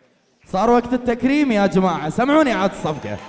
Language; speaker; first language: Arabic; native; Arabic